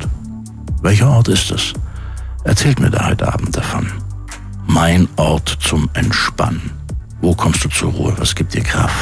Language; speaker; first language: German; native; German